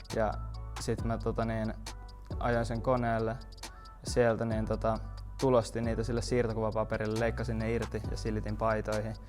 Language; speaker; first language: Finnish; native; Finnish